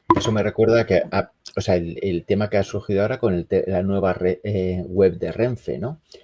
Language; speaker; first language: Spanish; native; Spanish